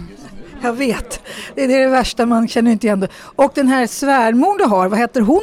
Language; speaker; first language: Swedish; native; Swedish